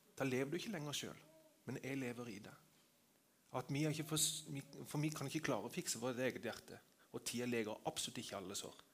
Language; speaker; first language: Norwegian; native; Norwegian